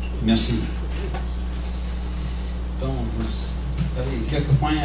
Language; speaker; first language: French; non-native, fluent; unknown